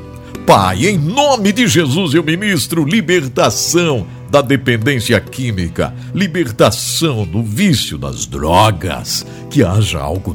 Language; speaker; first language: Portuguese; native; Portuguese